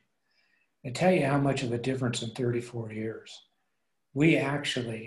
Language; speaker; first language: English; native; English